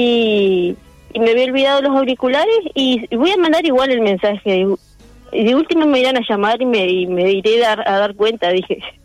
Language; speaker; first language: Spanish; non-native, local second language; Russian